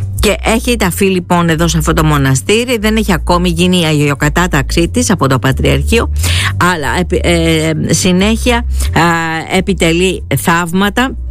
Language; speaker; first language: Greek; native; Greek